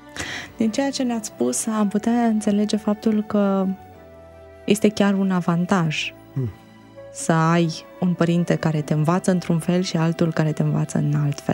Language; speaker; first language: Romanian; native; Romanian